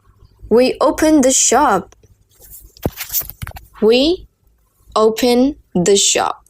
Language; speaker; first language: English; non-native, learner; Burmese